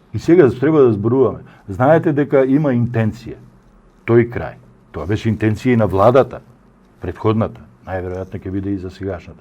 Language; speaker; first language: Macedonian; native; Macedonian